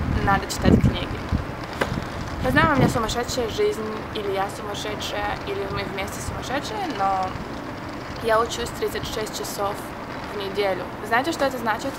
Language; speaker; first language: Russian; early bilingual, heritage; Russian